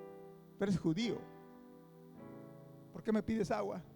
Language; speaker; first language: Spanish; native; Spanish